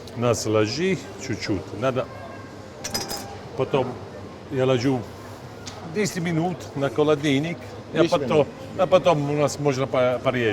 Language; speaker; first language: Russian; non-native, learner; Italian